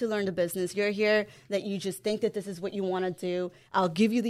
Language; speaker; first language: English; non-native, fluent; Spanish